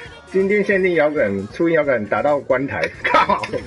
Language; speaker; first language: Japanese; non-native, fluent; Chinese